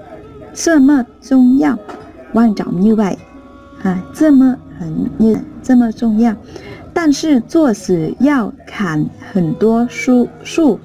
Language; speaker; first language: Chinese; non-native, fluent; Vietnamese